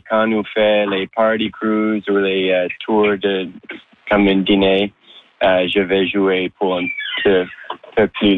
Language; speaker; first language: French; non-native, local second language; English